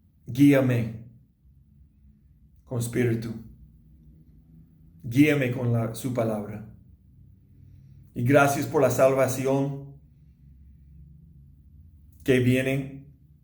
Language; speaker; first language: Spanish; non-native, learner; English